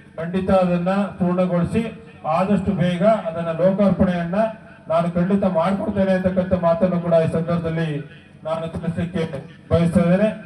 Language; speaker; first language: Kannada; native; Kannada